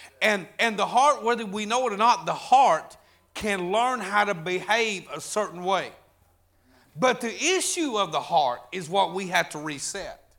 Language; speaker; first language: English; native; English